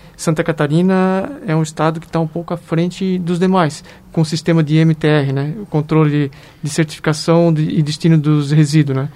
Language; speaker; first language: Portuguese; native; Portuguese